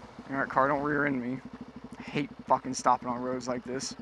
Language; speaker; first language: English; native; English